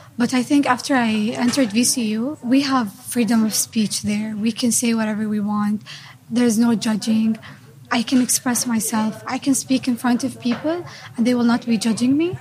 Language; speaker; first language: English; non-native, fluent; Arabic